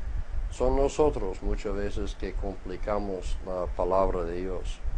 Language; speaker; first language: Spanish; non-native, fluent; English